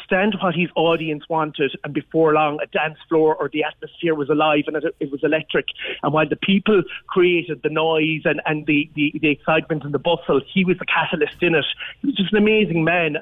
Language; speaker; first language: English; native; English